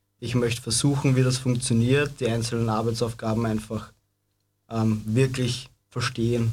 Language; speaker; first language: German; native; German